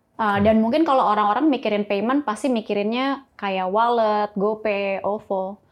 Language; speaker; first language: Indonesian; native; Indonesian